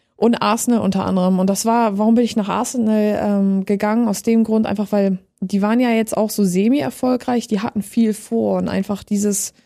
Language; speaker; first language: German; native; German